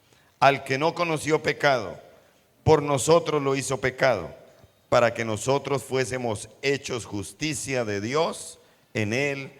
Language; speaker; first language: Spanish; native; Spanish